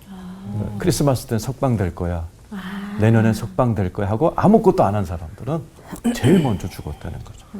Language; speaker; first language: Korean; native; Korean